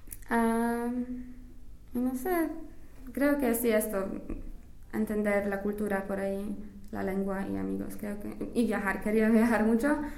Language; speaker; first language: Spanish; non-native, fluent; English